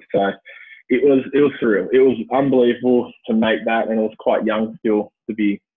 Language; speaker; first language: English; native; English